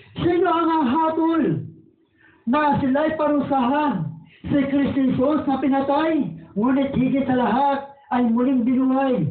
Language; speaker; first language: Filipino; non-native, local second language; Waray